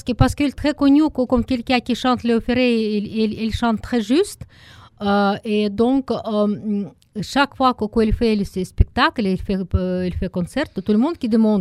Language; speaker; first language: French; non-native, learner; Russian